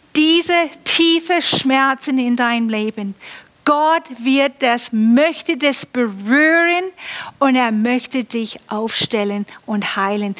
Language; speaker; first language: German; non-native, fluent; English